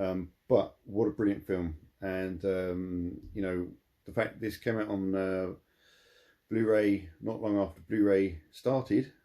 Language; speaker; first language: English; native; English